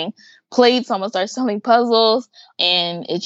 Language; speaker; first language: English; native; English